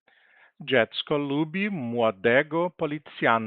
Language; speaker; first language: Polish; non-native, learner; Portuguese